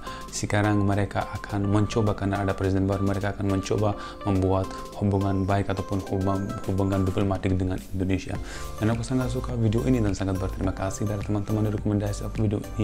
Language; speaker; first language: Indonesian; non-native, fluent; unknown